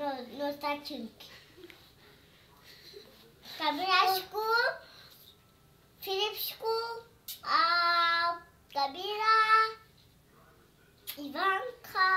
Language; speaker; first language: English; non-native, learner; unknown